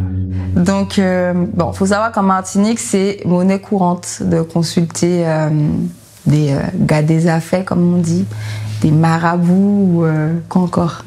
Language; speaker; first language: French; native; French